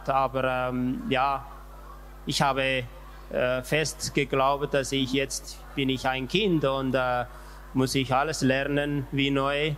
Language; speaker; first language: German; non-native, learner; Tigrinya